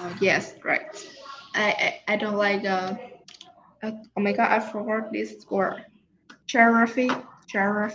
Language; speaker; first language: English; non-native, learner; Vietnamese